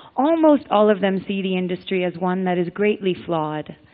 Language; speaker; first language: English; native; English